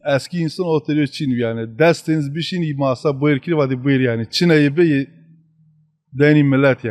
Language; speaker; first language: Turkish; non-native, local second language; Zaza